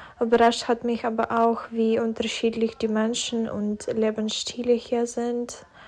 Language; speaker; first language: German; non-native, fluent; Ukrainian